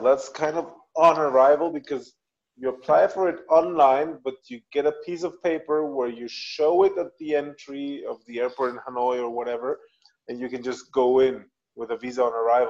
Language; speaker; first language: English; non-native, fluent; Spanish